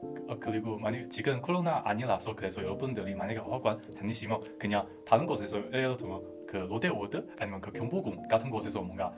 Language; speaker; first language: Korean; non-native, fluent; Chinese